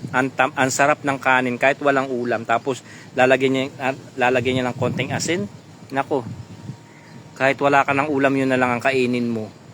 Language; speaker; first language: Filipino; non-native, local second language; Pampanga